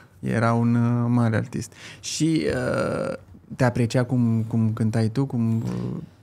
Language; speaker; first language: Romanian; native; Romanian